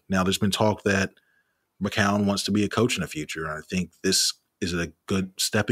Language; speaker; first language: English; native; English